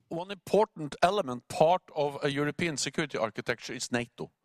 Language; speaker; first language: English; non-native, fluent; Norwegian